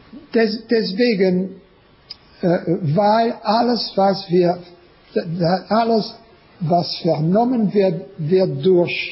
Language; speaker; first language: German; non-native, learner; French